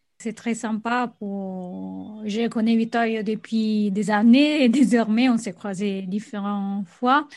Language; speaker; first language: French; non-native, fluent; Italian